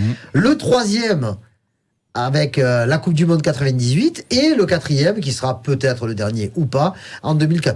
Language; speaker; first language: French; native; French